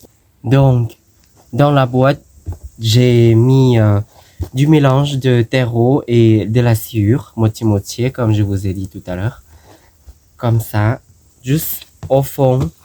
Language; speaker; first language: French; non-native, learner; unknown